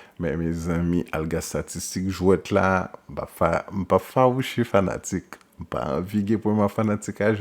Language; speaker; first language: French; non-native, local second language; Haitian Creole